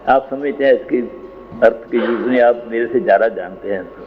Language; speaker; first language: Hindi; non-native, local second language; Punjabi